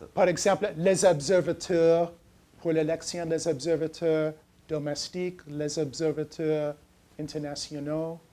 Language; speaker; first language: French; non-native, learner; English